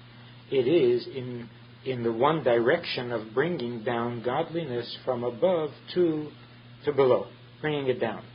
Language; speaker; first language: English; native; English